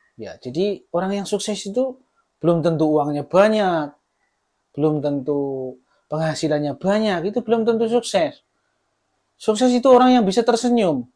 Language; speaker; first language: Indonesian; non-native, local second language; Javanese